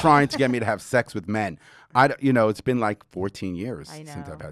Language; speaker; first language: English; native; English